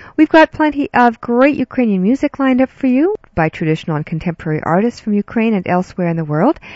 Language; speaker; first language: English; early bilingual, other home language; Ukrainian